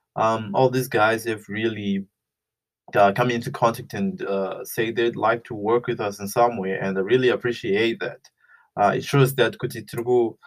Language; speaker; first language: English; non-native, local second language; Shona